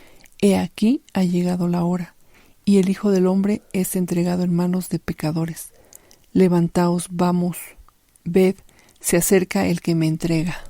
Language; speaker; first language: Spanish; native; Spanish